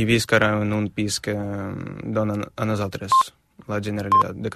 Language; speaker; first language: Catalan; non-native, fluent; Ukrainian